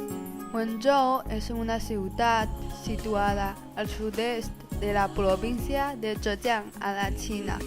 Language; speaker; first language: Catalan; non-native, learner; Chinese